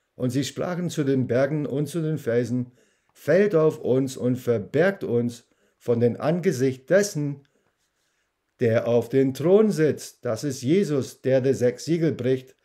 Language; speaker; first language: German; non-native, fluent; English